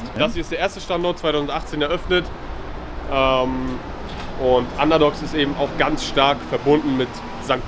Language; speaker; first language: German; native; German